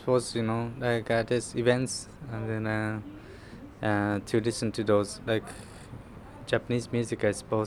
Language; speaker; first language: English; non-native, fluent; Japanese